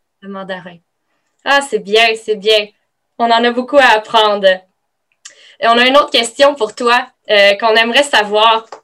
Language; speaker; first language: French; native; French